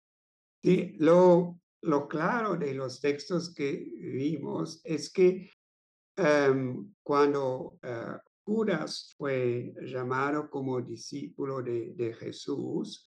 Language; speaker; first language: Spanish; non-native, fluent; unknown